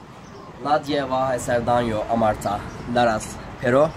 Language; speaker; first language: Spanish; non-native, learner; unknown